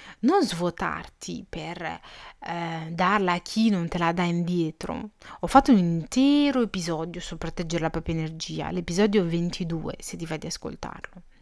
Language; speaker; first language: Italian; early bilingual, other home language; Arabic